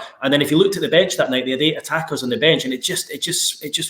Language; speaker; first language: English; native; English